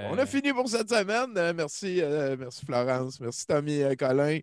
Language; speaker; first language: French; native; French